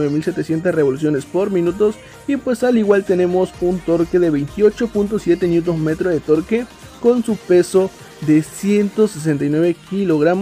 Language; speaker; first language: Spanish; native; Spanish